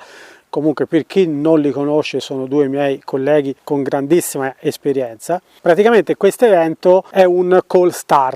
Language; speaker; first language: Italian; native; Italian